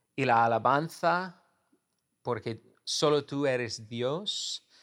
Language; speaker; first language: Spanish; non-native, fluent; English